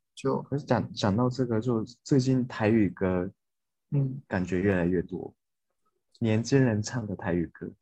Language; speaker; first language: Chinese; non-native, fluent; Japanese